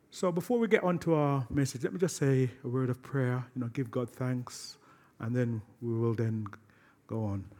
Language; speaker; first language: English; native; English